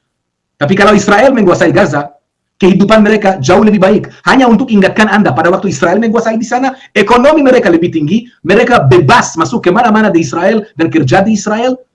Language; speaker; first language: Indonesian; non-native, fluent; Hebrew